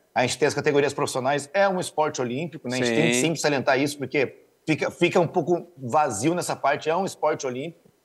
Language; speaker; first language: Portuguese; native; Portuguese